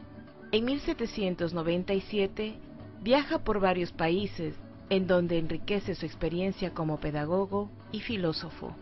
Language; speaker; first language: Spanish; native; Spanish